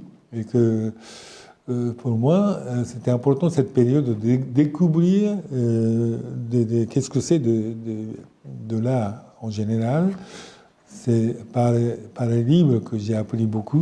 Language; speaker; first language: French; non-native, fluent; Japanese